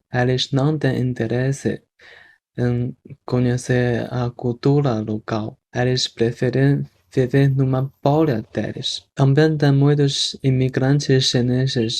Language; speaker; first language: Portuguese; non-native, fluent; Chinese